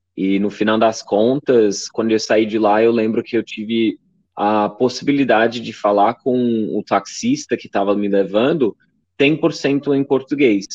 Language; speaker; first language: Portuguese; non-native, fluent; English